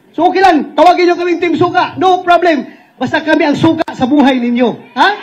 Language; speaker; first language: Filipino; non-native, local second language; Cebuano